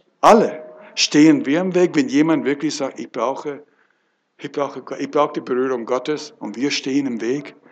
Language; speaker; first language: German; non-native, fluent; English